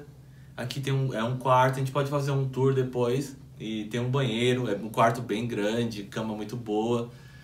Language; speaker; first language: Portuguese; native; Portuguese